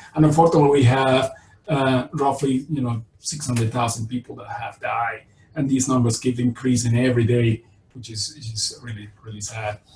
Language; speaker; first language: English; non-native, fluent; Spanish